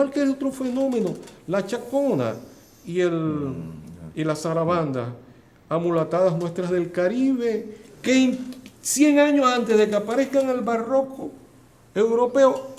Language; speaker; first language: Spanish; native; Spanish